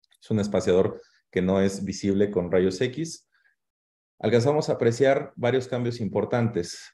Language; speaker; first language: Spanish; native; Spanish